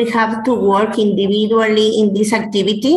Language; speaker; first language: English; non-native, learner; Spanish